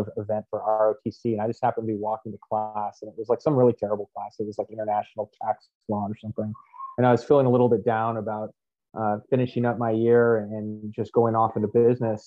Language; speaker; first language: English; native; English